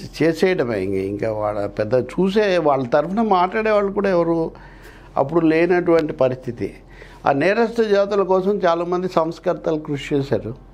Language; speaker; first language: Telugu; native; Telugu